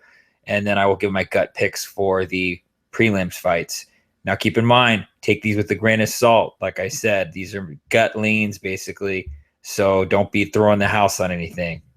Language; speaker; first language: English; native; English